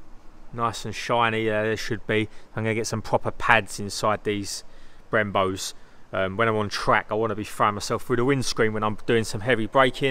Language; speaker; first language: English; native; English